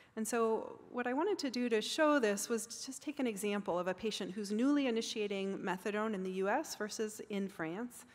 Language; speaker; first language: English; native; English